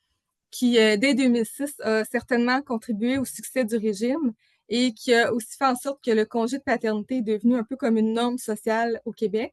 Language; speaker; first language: French; native; French